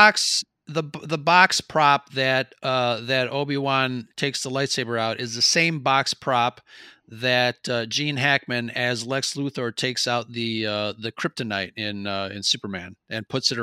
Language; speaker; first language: English; non-native, fluent; Spanish